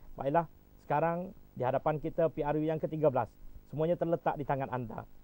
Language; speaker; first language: Malay; native; Malay